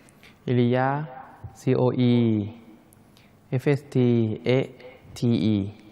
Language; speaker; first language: French; non-native, learner; Thai